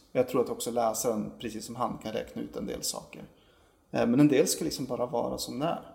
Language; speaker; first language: Swedish; native; Swedish